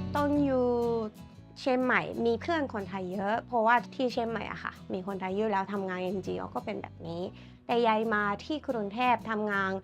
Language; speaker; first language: Thai; non-native, fluent; Japanese